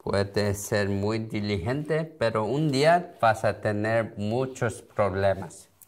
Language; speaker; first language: Spanish; non-native, learner; Korean